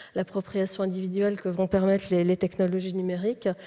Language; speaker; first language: French; native; French